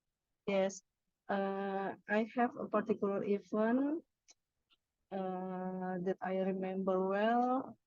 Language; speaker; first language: English; non-native, learner; Indonesian